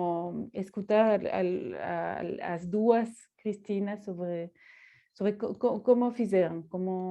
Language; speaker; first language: Portuguese; non-native, fluent; Spanish